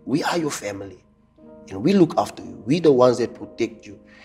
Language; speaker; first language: English; non-native, local second language; Afrikaans